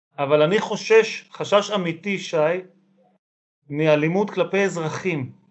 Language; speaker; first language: Hebrew; native; Hebrew